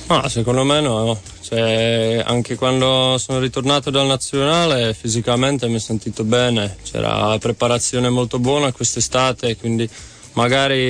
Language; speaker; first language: Italian; non-native, fluent; Czech